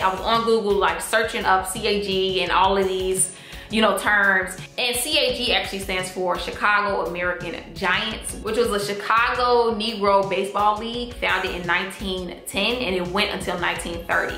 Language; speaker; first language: English; native; English